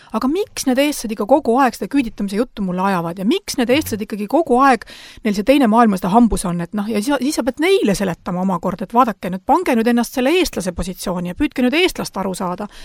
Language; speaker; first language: Estonian; native; Estonian